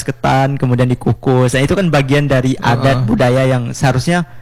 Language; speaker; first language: Indonesian; non-native, local second language; Minangkabau